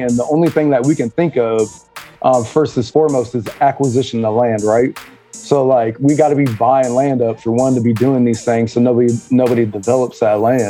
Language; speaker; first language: English; native; English